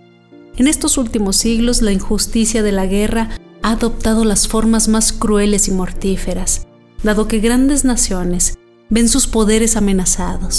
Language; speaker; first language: Spanish; native; Spanish